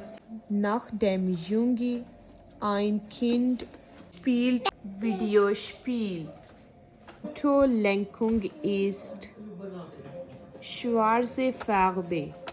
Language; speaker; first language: German; non-native, learner; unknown